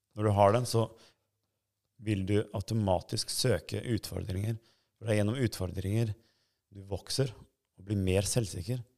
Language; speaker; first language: Norwegian; early bilingual, other home language; Albanian